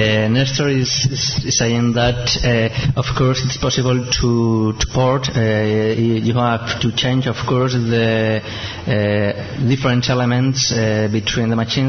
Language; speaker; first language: English; non-native, fluent; Spanish